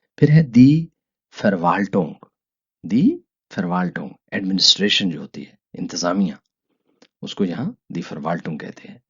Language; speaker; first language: Urdu; native; Urdu